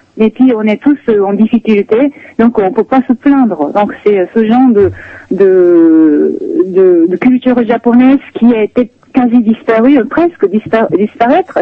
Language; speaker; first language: French; non-native, fluent; Japanese